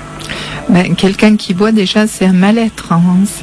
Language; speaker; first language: French; native; French